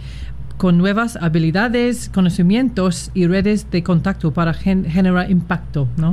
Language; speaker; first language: Spanish; non-native, learner; English